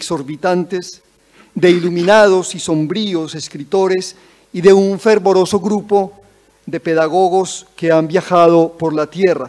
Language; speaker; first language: Spanish; native; Spanish